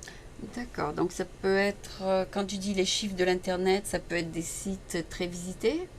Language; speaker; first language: French; native; French